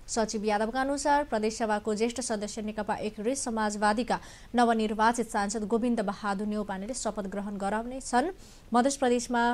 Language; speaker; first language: Nepali; non-native, local second language; Maithili